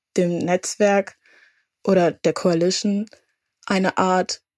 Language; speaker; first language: German; native; German